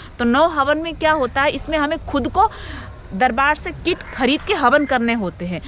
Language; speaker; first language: Hindi; native; Hindi